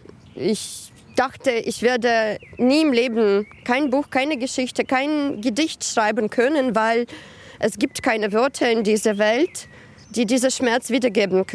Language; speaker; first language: German; non-native, fluent; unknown